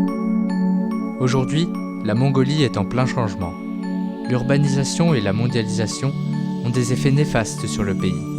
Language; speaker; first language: French; native; French